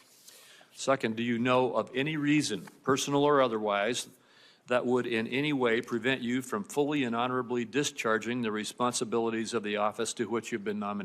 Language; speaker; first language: English; native; English